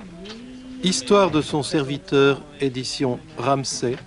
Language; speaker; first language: French; native; French